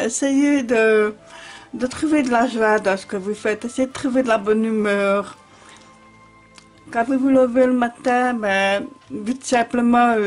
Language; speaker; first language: French; native; French